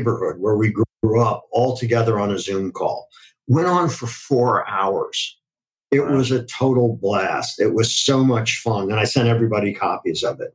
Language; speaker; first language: English; native; English